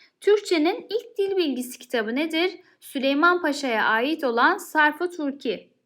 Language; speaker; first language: Turkish; native; Turkish